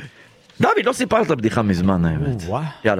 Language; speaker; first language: Hebrew; native; Hebrew